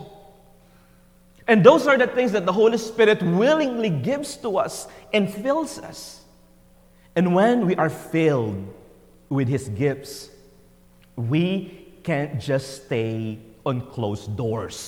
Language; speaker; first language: English; non-native, local second language; Filipino